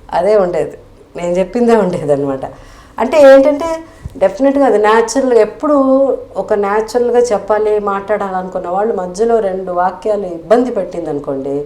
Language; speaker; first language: Telugu; native; Telugu